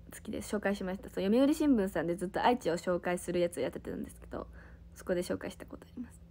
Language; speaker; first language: Japanese; native; Japanese